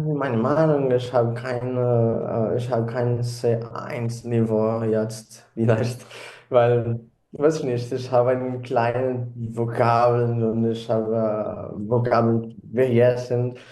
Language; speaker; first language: German; non-native, learner; Portuguese